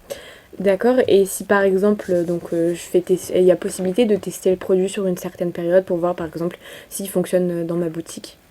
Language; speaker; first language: French; native; French